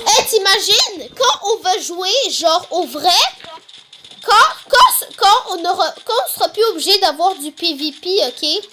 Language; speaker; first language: French; native; French